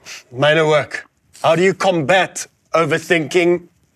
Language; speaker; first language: English; non-native, local second language; Afrikaans